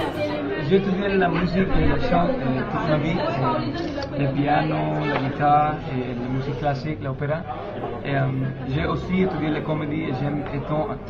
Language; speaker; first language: French; non-native, learner; Spanish